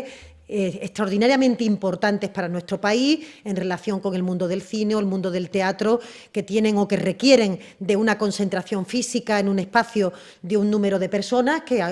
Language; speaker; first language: Spanish; native; Spanish